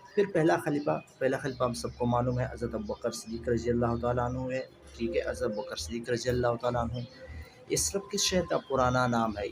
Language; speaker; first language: Urdu; non-native, local second language; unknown